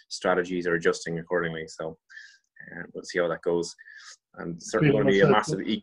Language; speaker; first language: English; native; English